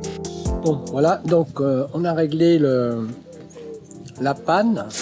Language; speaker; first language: French; native; French